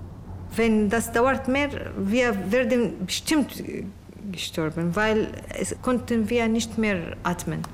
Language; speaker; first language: German; non-native, learner; Arabic